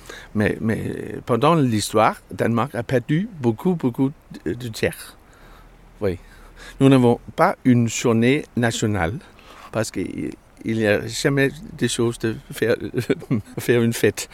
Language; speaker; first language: French; non-native, learner; Danish